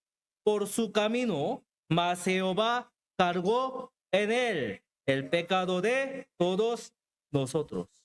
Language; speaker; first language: Spanish; non-native, learner; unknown